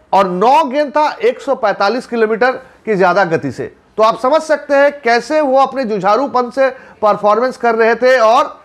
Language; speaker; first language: Hindi; non-native, local second language; Bangla